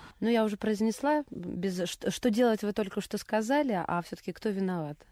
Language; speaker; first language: Russian; native; Russian